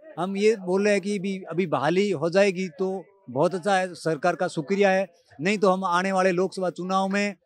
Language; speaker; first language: Hindi; native; Hindi